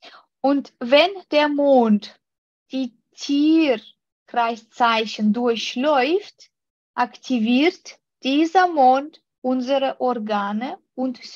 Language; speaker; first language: German; non-native, fluent; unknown